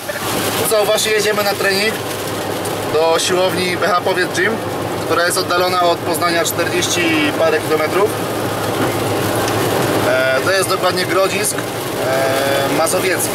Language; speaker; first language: Polish; native; Polish